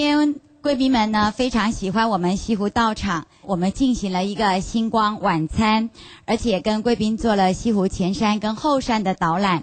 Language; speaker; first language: Chinese; native; Chinese